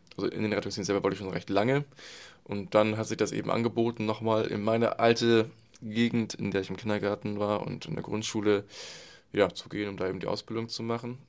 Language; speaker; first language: German; native; German